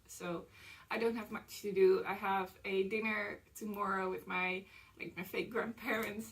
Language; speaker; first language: English; non-native, fluent; Dutch